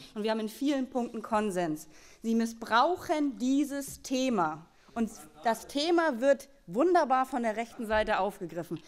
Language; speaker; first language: German; native; German